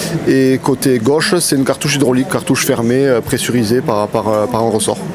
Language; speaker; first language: French; native; French